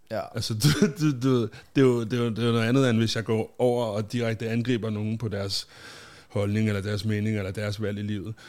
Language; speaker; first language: Danish; native; Danish